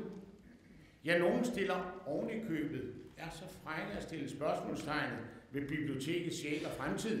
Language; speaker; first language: Danish; native; Danish